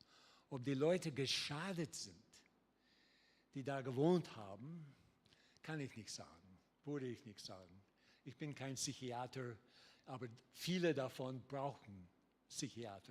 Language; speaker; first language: German; non-native, learner; English